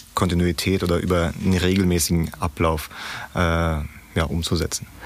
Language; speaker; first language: German; early bilingual, other home language; Russian